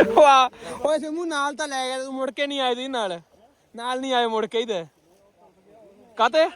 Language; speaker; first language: Punjabi; native; Punjabi